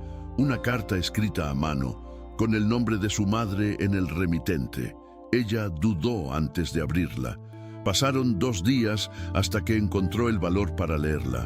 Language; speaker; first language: Spanish; native; Spanish